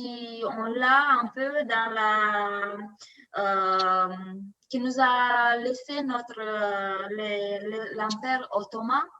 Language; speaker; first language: French; non-native, learner; Romanian